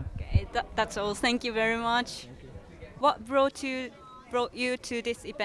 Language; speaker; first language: English; non-native, learner; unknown